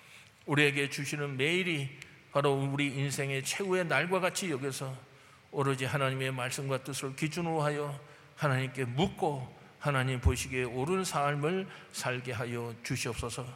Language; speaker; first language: Korean; native; Korean